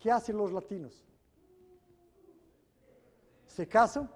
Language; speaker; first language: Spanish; non-native, fluent; Portuguese